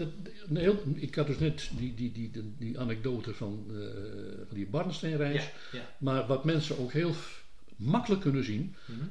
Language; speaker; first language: Dutch; native; Dutch